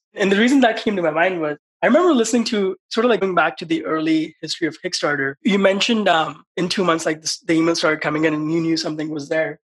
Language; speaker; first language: English; non-native, local second language; Hindi